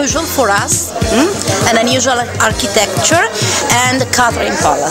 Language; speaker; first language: English; non-native, fluent; Italian